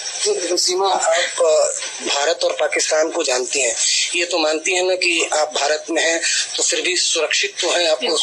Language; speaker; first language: Hindi; native; Hindi